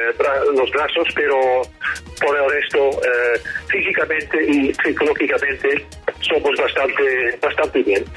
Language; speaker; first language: Spanish; non-native, learner; Dutch